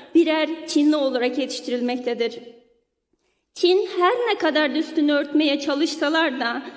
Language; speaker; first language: Turkish; non-native, fluent; Uyghur